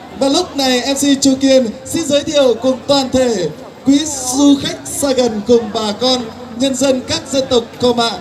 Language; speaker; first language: Vietnamese; non-native, local second language; Hmong